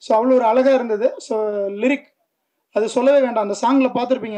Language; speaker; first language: Tamil; native; Tamil